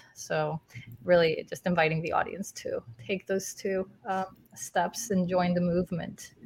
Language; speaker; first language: English; non-native, fluent; Spanish